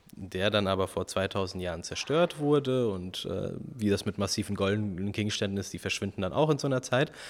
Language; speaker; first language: German; early bilingual, other home language; Russian